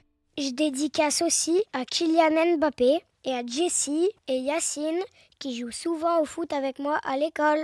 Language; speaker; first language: French; native; French